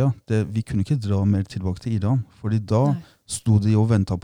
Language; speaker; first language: Norwegian; early bilingual, other home language; Persian